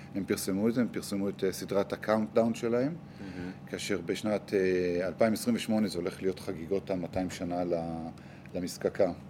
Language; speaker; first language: Hebrew; native; Hebrew